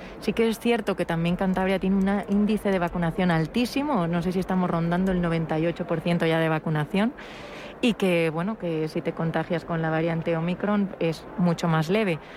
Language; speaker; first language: Spanish; native; Spanish